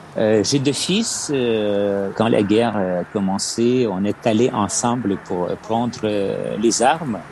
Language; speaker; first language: French; non-native, learner; Ukrainian